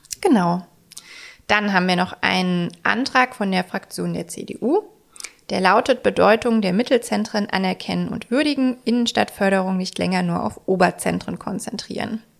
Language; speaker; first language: German; native; German